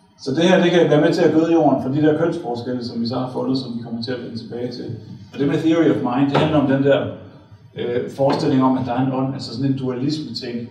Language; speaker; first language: Danish; native; Danish